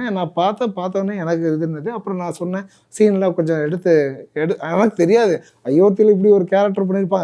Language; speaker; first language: Tamil; native; Tamil